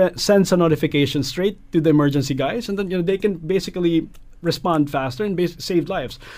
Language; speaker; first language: English; non-native, local second language; Filipino